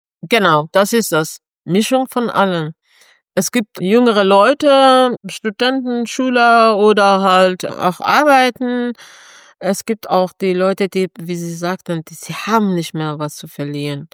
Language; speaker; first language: German; non-native, fluent; Persian